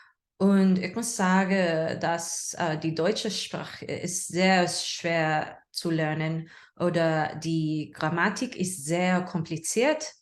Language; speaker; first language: German; non-native, learner; English